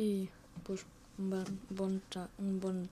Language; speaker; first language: Catalan; non-native, local second language; Spanish